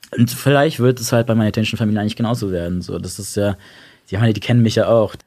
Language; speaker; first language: German; early bilingual, other home language; Italian